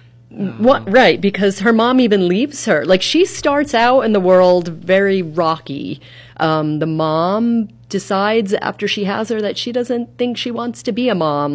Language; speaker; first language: English; native; English